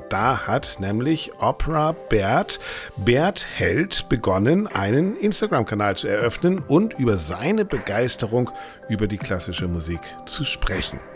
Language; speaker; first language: German; native; German